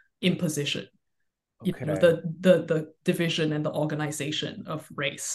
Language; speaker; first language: English; native; English